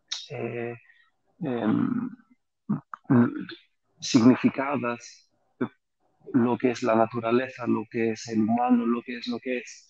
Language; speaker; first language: Spanish; non-native, fluent; Greek